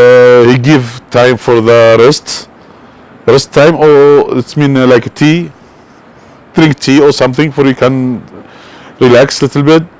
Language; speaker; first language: English; non-native, learner; Arabic